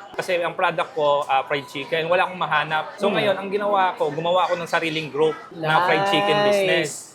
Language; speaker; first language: Filipino; native; Filipino